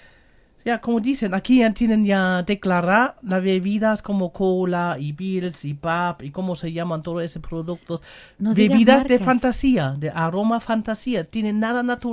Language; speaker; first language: Spanish; non-native, fluent; German